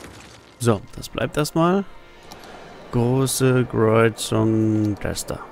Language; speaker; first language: German; native; German